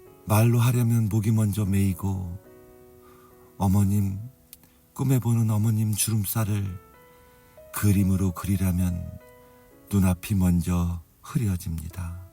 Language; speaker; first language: Korean; native; Korean